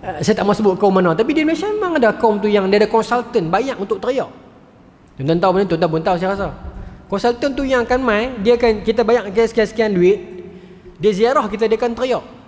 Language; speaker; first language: Malay; native; Malay